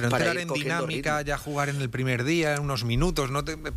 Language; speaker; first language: Spanish; native; Spanish